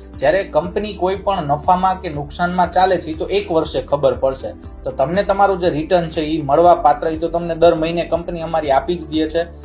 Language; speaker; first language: Gujarati; native; Gujarati